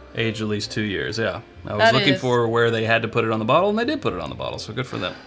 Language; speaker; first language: English; native; English